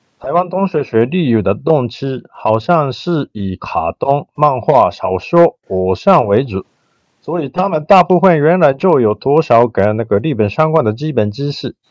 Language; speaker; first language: Chinese; non-native, fluent; Japanese